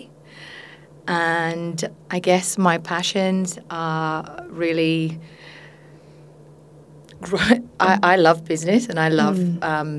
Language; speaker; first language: English; non-native, fluent; Spanish